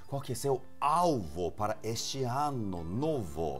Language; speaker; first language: Portuguese; non-native, fluent; Japanese